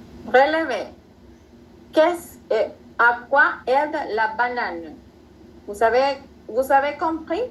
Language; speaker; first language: French; non-native, fluent; Spanish